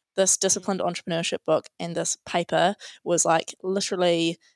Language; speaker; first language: English; native; English